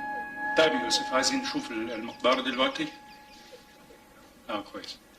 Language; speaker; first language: Arabic; non-native, fluent; English